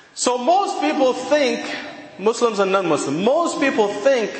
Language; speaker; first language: English; non-native, fluent; Arabic